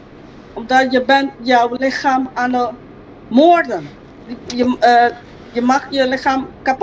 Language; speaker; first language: Dutch; non-native, local second language; Papiamento